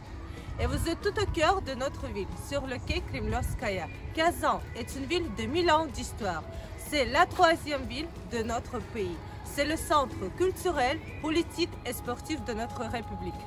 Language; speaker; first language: French; non-native, learner; Russian